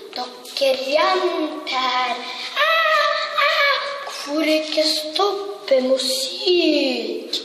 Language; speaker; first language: Norwegian; non-native, learner; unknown